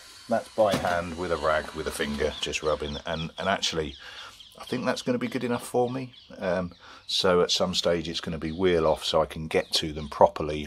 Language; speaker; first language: English; native; English